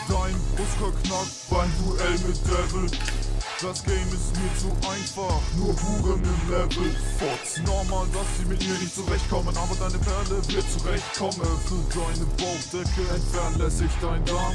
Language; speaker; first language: German; native; German